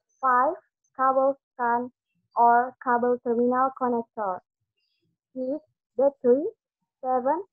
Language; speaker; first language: English; non-native, learner; Indonesian